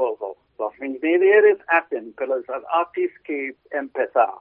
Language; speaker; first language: Spanish; non-native, learner; English